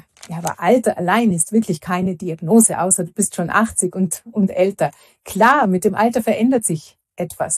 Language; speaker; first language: German; native; German